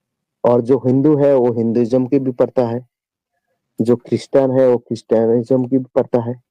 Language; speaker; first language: Hindi; non-native, local second language; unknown